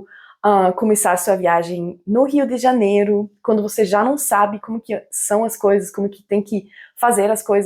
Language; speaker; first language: Portuguese; non-native, fluent; German